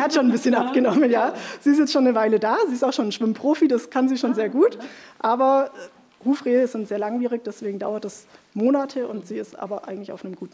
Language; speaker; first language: German; native; German